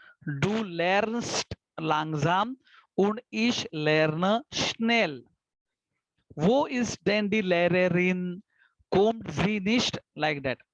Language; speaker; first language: German; non-native, fluent; Marathi